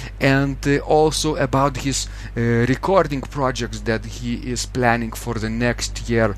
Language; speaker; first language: English; non-native, fluent; Lithuanian